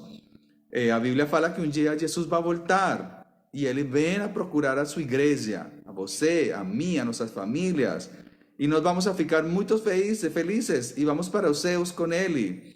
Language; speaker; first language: Portuguese; non-native, fluent; Spanish